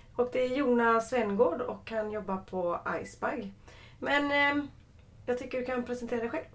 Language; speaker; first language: Swedish; native; Swedish